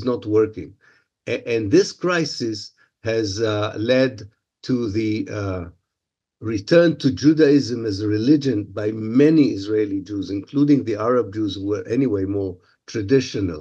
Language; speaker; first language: English; non-native, fluent; Hebrew